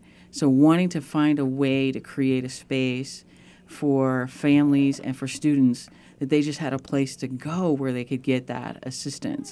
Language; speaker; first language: English; native; English